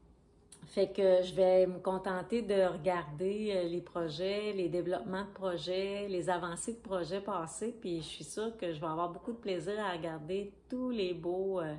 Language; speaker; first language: French; native; French